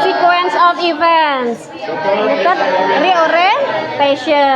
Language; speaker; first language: English; non-native, fluent; Indonesian